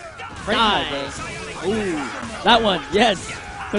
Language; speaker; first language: English; native; English